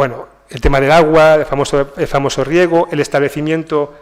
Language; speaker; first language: Spanish; native; Spanish